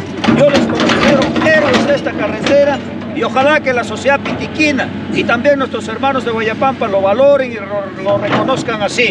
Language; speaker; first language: Spanish; native; Spanish